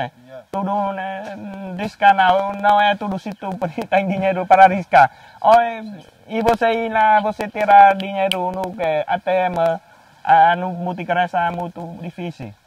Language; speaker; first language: Portuguese; non-native, learner; Vietnamese